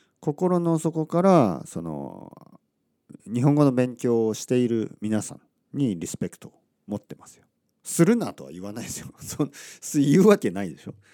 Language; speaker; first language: Japanese; native; Japanese